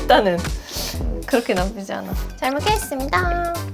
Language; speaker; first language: Korean; non-native, fluent; Swedish